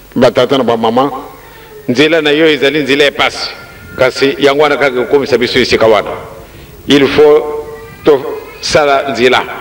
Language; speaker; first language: Lingala; non-native, local second language; Kongo